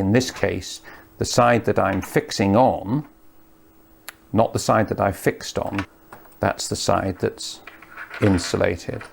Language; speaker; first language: English; native; English